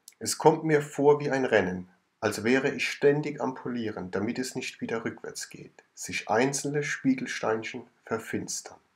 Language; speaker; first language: German; native; German